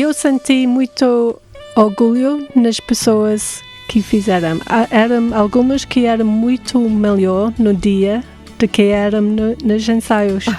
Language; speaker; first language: Portuguese; non-native, fluent; English